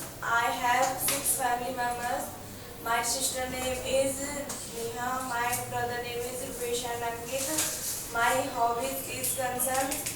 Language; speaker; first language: English; non-native, local second language; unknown